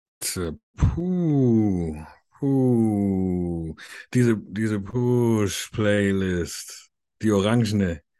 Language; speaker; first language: German; native; German